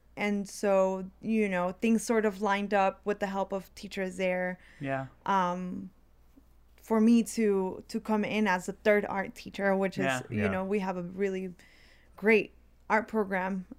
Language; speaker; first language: English; early bilingual, other home language; Spanish